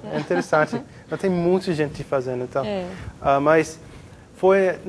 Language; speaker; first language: Portuguese; non-native, learner; English